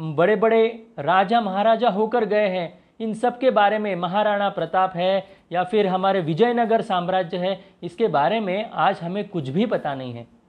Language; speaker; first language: Hindi; non-native, local second language; Marathi